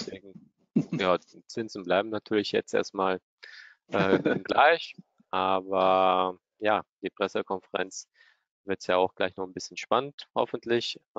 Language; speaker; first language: German; native; German